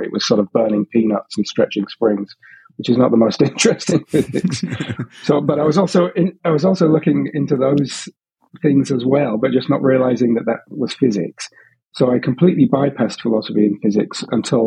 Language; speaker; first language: English; native; English